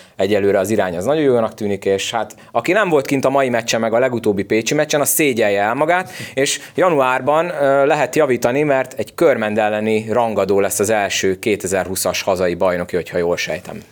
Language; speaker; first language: Hungarian; native; Hungarian